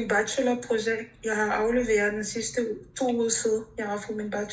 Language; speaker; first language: Danish; non-native, local second language; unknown